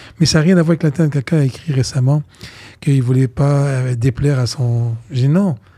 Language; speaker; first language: French; non-native, local second language; Arabic